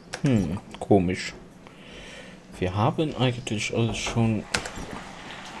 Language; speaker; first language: German; non-native, local second language; Luxembourgish